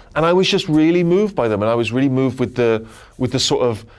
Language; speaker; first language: English; native; English